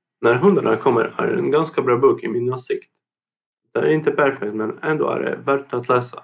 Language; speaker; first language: Swedish; non-native, learner; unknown